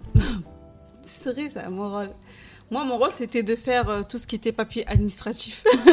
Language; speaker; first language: French; native; French